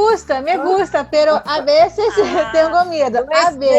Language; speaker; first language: Spanish; non-native, learner; Portuguese